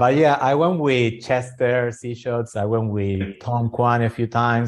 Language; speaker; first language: English; non-native, fluent; Spanish